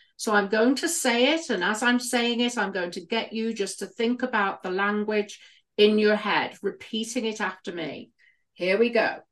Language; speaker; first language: English; native; English